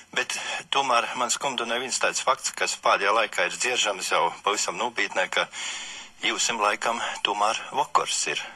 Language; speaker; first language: Latvian; native; Latvian